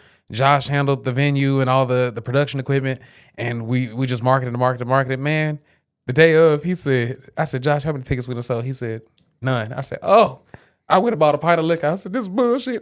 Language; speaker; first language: English; native; English